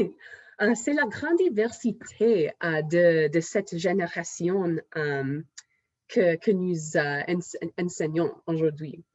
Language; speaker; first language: French; non-native, fluent; English